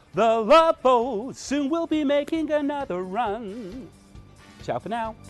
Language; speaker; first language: English; native; English